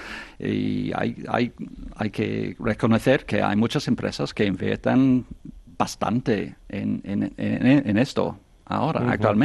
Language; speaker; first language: Spanish; non-native, fluent; English